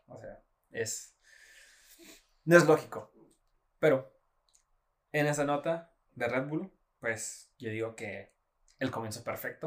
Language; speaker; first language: Spanish; native; Spanish